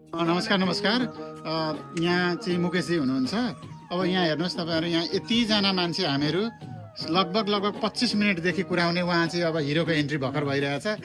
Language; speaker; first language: Nepali; native; Nepali